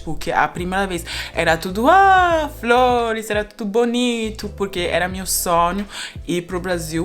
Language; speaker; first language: Portuguese; non-native, fluent; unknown